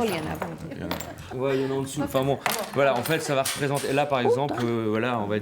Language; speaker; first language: French; native; French